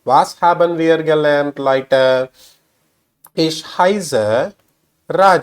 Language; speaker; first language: German; non-native, learner; Tamil